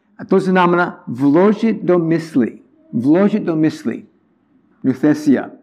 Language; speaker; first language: Czech; non-native, learner; English